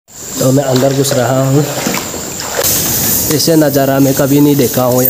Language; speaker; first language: Hindi; non-native, local second language; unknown